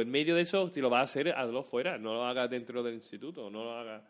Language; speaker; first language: Spanish; non-native, fluent; English